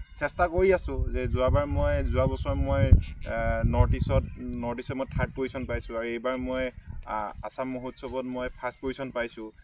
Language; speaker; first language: Assamese; native; Assamese